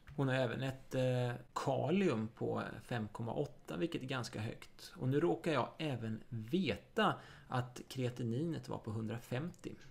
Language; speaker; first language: Swedish; native; Swedish